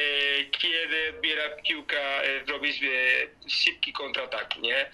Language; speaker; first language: Polish; non-native, learner; Spanish